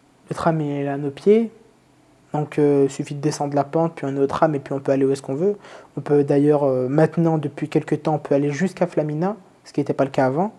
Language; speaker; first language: French; native; French